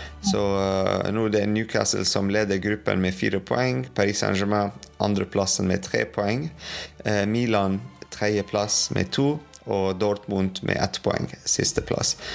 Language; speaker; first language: Norwegian; non-native, fluent; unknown